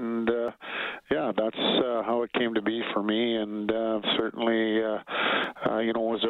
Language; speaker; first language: English; native; English